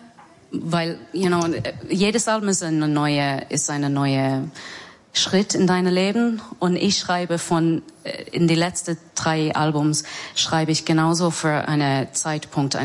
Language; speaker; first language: German; non-native, learner; English